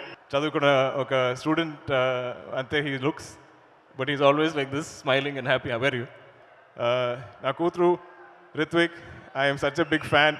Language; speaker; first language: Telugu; non-native, learner; Malayalam